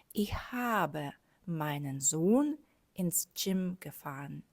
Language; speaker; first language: German; non-native, fluent; Ukrainian